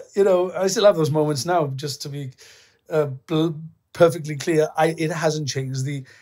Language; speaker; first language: English; native; English